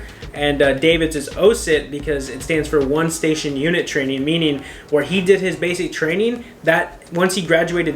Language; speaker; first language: English; native; English